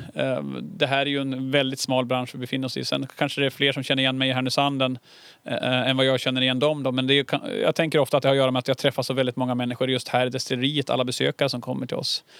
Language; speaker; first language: Swedish; native; Swedish